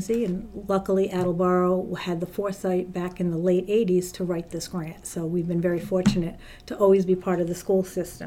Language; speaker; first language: English; native; English